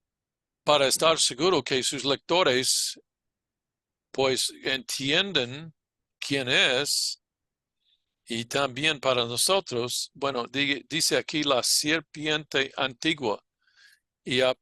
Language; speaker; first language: Spanish; non-native, fluent; English